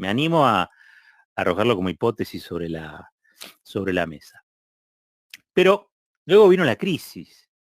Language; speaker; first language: Spanish; native; Spanish